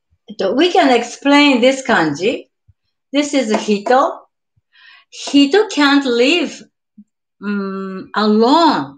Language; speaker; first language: English; non-native, learner; Japanese